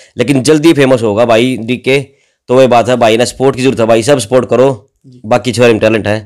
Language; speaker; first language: Hindi; native; Hindi